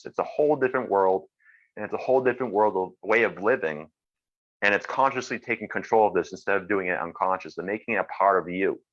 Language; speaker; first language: English; native; English